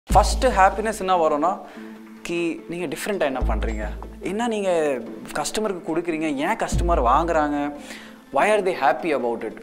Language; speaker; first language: Tamil; non-native, local second language; Hindi